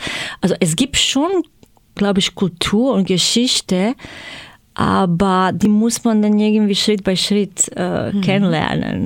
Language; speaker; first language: German; non-native, fluent; Croatian